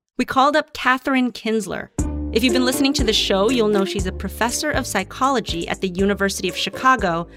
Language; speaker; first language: English; non-native, local second language; Filipino